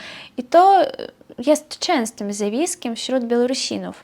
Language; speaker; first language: Polish; non-native, fluent; Belarusian